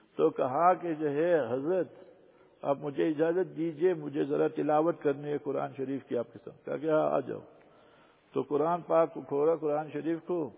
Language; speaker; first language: Urdu; non-native, local second language; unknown